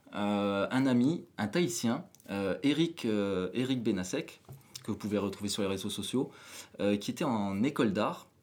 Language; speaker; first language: French; native; French